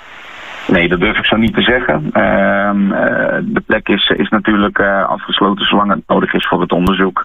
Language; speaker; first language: Dutch; native; Dutch